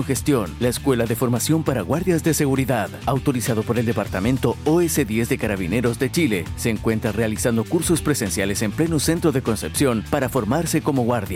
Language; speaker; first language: Spanish; native; Spanish